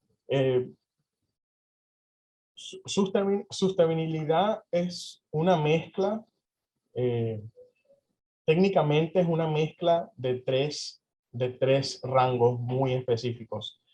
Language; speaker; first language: Spanish; early bilingual, heritage; Spanish